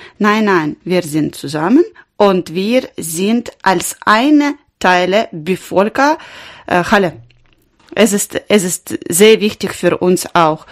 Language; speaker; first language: German; non-native, learner; Ukrainian